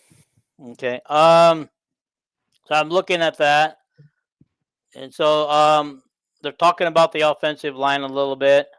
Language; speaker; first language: English; native; English